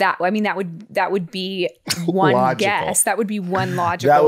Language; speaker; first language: English; native; English